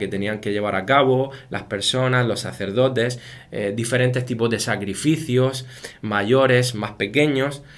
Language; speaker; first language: Spanish; native; Spanish